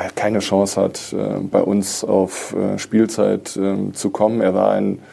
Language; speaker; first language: German; native; German